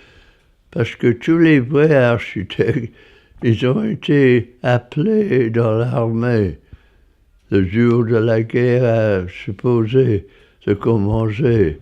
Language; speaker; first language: French; non-native, fluent; English